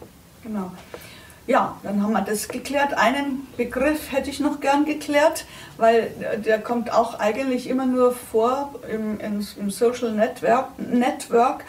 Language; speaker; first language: German; native; German